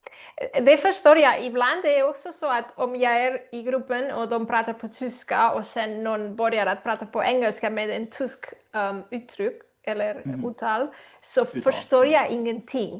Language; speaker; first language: Swedish; non-native, learner; Spanish